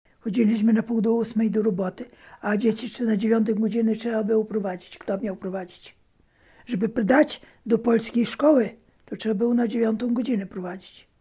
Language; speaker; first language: Polish; early bilingual, heritage; Polish